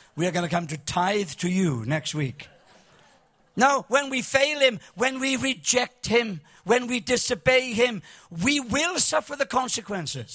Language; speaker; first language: English; native; English